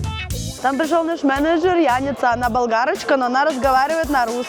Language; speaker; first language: Russian; native; Russian